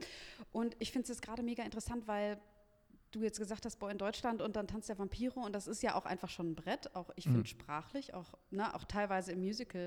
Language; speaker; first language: German; native; German